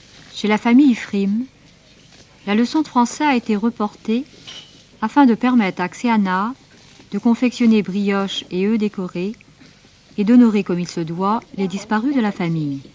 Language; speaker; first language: French; native; French